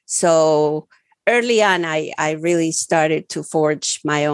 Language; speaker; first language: English; early bilingual, other home language; Spanish